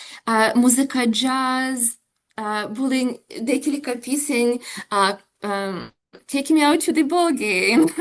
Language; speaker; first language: Ukrainian; non-native, local second language; Russian